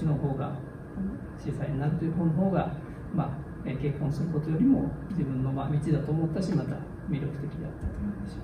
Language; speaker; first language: Japanese; native; Japanese